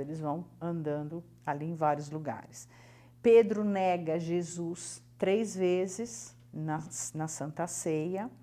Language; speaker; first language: Portuguese; native; Portuguese